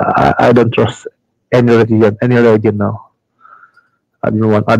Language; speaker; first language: English; non-native, learner; Indonesian